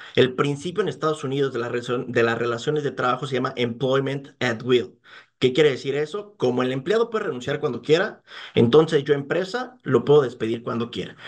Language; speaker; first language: Spanish; native; Spanish